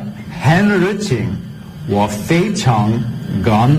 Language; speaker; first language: Chinese; non-native, learner; English